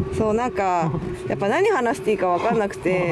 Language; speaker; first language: Japanese; native; Japanese